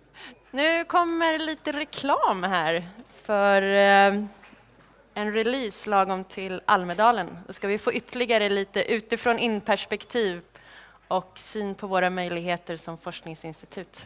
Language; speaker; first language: Swedish; native; Swedish